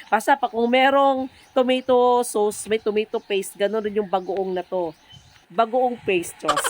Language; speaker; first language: Filipino; non-native, local second language; Cebuano